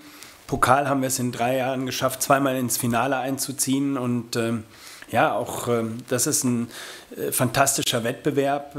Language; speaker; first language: German; native; German